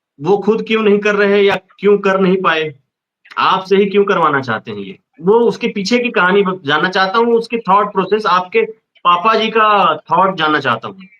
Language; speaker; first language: Hindi; native; Hindi